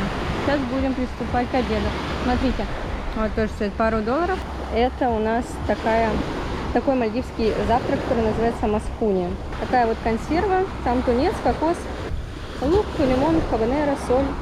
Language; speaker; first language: Russian; native; Russian